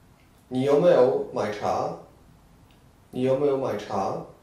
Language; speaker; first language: Chinese; non-native, fluent; Czech